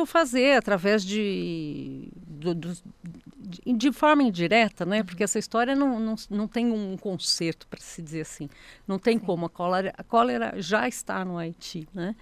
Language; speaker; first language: Portuguese; native; Portuguese